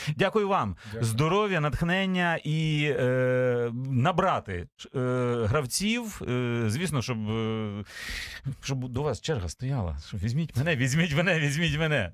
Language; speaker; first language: Ukrainian; native; Ukrainian